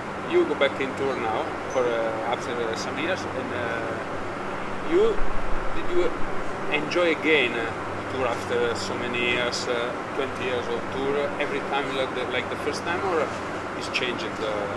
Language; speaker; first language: English; non-native, learner; Italian